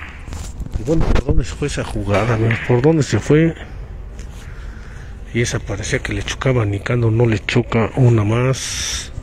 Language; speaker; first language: Spanish; native; Spanish